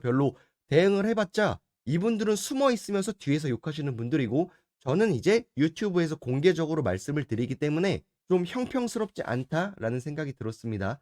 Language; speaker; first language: Korean; native; Korean